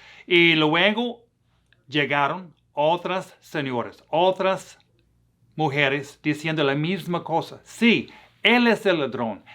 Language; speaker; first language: Spanish; non-native, fluent; English